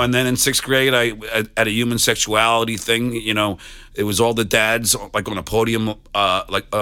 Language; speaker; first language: English; native; English